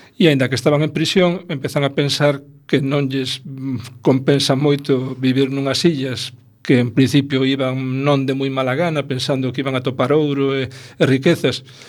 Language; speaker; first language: Galician; non-native, local second language; Spanish